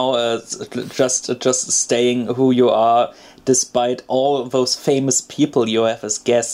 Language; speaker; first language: English; non-native, fluent; German